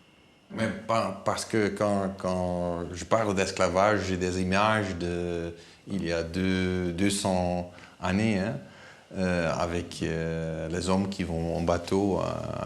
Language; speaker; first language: French; non-native, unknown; Dutch